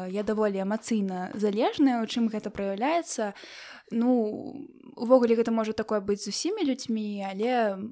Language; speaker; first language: Belarusian; native; Belarusian